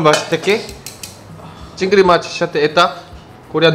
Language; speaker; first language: Bangla; non-native, learner; Korean